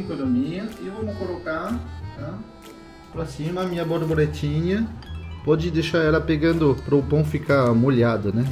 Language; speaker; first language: Portuguese; non-native, fluent; French